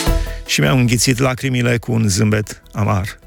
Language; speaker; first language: Romanian; native; Romanian